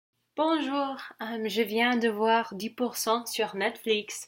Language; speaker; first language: French; non-native, learner; English